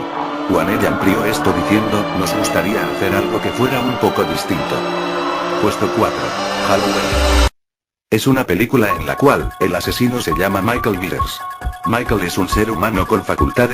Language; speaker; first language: Spanish; native; Spanish